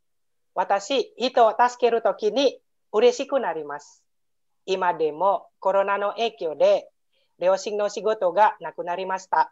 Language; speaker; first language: Japanese; non-native, learner; Indonesian